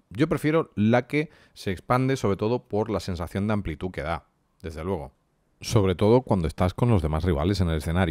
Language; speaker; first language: Spanish; native; Spanish